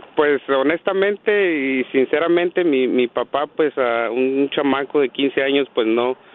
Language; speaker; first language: Spanish; native; Spanish